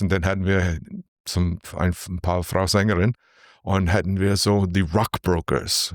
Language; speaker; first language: German; non-native, learner; English